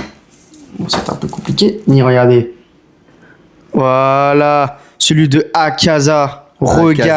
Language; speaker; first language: French; native; French